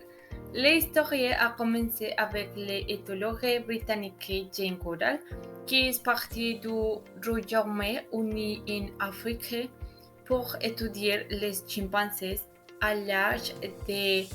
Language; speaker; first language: French; non-native, learner; Spanish